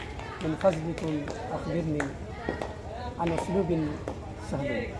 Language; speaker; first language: Arabic; non-native, learner; Urdu